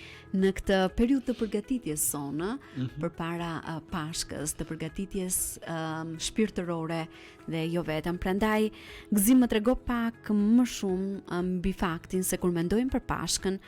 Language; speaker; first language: Albanian; native; Albanian